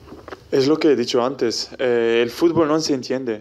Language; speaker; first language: Spanish; non-native, fluent; German